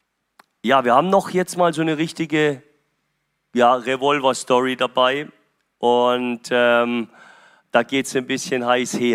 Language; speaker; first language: German; native; German